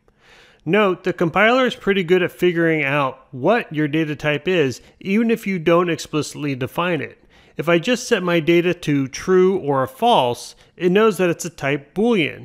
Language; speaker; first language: English; native; English